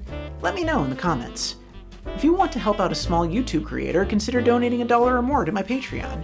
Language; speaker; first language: English; native; English